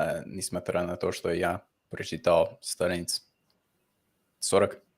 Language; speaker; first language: Russian; non-native, fluent; English